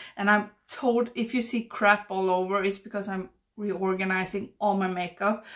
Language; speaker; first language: English; non-native, fluent; Swedish